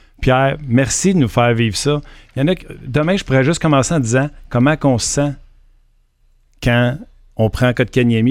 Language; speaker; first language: French; native; French